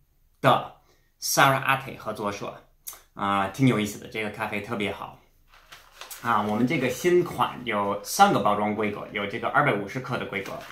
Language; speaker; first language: Chinese; non-native, fluent; English